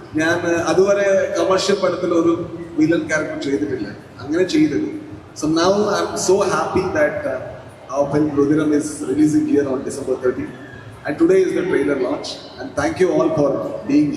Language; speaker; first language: Malayalam; non-native, learner; Kannada